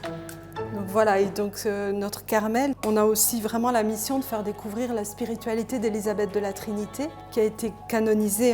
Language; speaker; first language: French; native; French